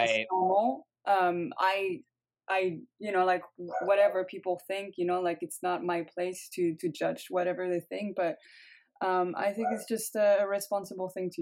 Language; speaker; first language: English; non-native, fluent; French